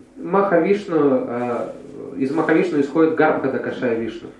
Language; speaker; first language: Russian; native; Russian